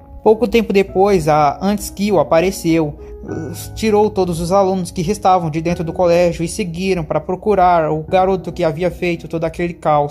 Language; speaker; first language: Portuguese; native; Portuguese